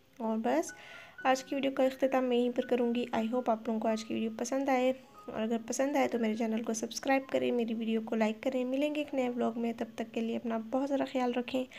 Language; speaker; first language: Urdu; native; Urdu